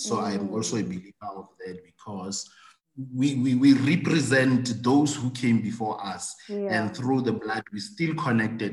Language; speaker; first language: English; non-native, local second language; Southern Sotho